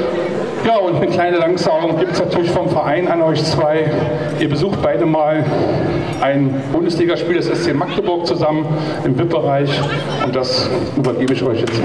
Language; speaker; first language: German; native; German